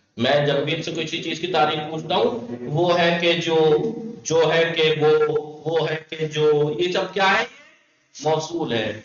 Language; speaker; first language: Urdu; native; Urdu